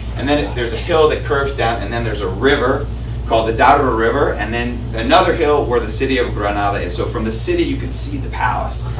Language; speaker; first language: English; native; English